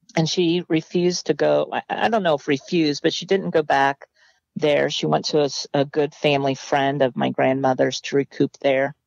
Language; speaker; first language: English; native; English